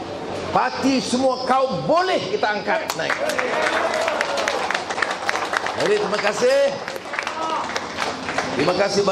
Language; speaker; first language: Malay; native; Malay